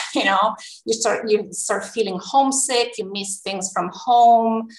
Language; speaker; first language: English; non-native, fluent; Italian